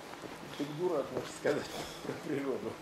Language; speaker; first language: Russian; native; Russian